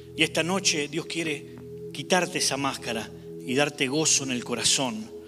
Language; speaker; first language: Spanish; native; Spanish